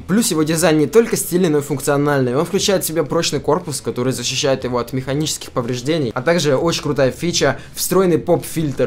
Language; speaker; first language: Russian; native; Russian